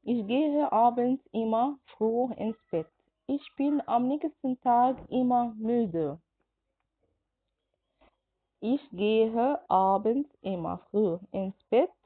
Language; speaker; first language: German; non-native, fluent; Arabic